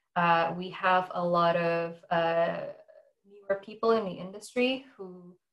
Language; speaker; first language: English; non-native, fluent; Indonesian